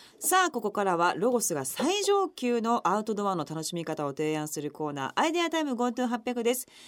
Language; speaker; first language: Japanese; native; Japanese